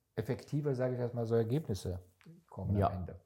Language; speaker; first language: German; non-native, fluent; Hebrew